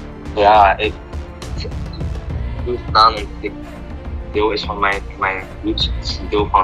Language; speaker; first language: Dutch; early bilingual, heritage; Dutch